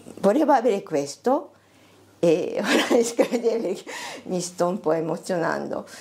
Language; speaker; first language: Italian; non-native, fluent; Japanese